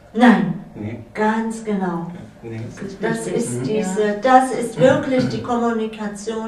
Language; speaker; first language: German; native; German